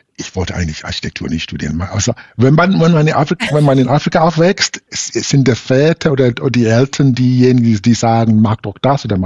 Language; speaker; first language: German; non-native, fluent; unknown